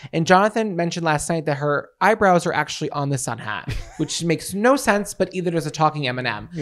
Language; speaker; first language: English; native; English